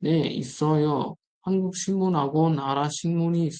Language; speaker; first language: Korean; non-native, fluent; Uzbek